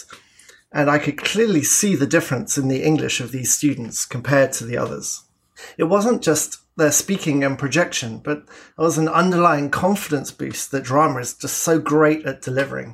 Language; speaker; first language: English; native; English